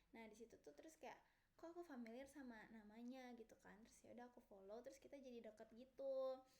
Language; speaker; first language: Indonesian; native; Indonesian